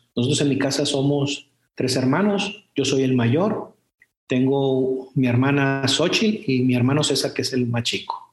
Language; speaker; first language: Spanish; native; Spanish